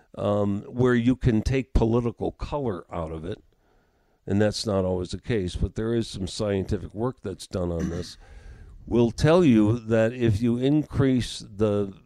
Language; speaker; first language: English; native; English